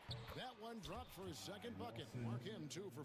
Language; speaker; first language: English; native; English